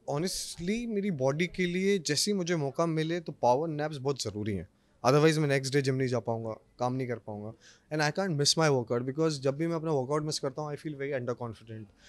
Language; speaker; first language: Hindi; native; Hindi